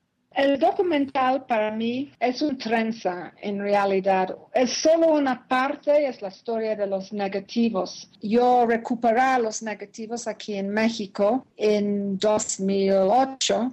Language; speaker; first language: Spanish; non-native, learner; English